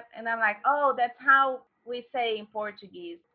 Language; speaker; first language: English; non-native, fluent; Portuguese